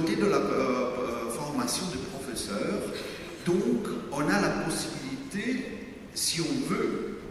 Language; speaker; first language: French; non-native, fluent; German